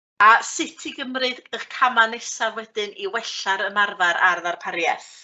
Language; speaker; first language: Welsh; native; Welsh